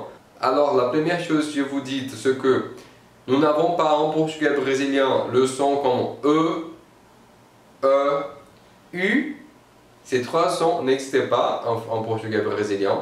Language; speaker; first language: French; non-native, fluent; Portuguese